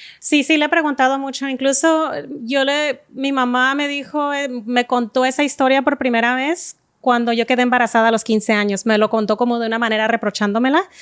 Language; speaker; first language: Spanish; native; Spanish